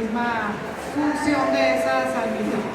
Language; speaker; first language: Spanish; native; Spanish